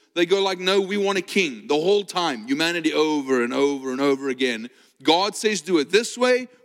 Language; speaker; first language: English; non-native, local second language; Afrikaans